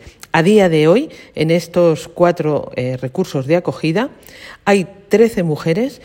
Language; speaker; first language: Spanish; native; Spanish